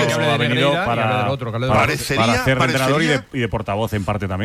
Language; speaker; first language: Spanish; native; Spanish